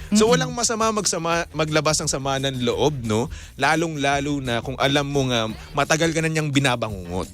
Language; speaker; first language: Filipino; native; Filipino